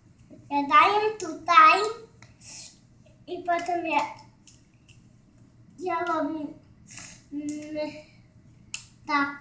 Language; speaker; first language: Polish; early bilingual, heritage; Polish